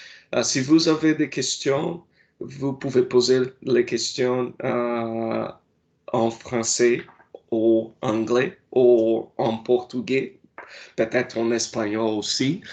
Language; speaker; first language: French; non-native, learner; Portuguese